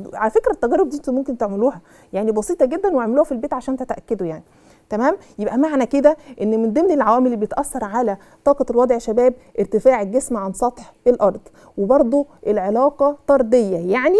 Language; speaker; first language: Arabic; native; Arabic